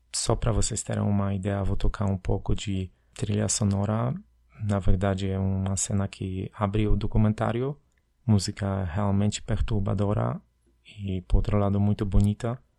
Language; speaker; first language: Portuguese; non-native, fluent; Polish